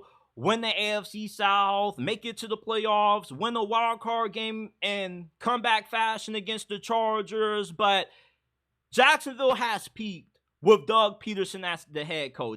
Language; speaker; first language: English; native; English